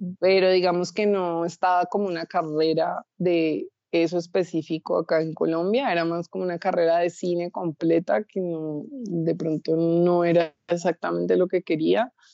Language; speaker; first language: Spanish; native; Spanish